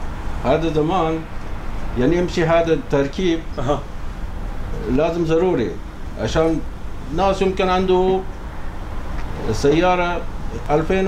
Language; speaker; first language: Arabic; non-native, learner; Persian